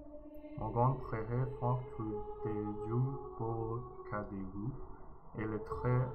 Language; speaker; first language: French; non-native, learner; Chinese